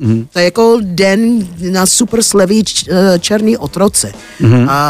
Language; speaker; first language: Czech; non-native, fluent; English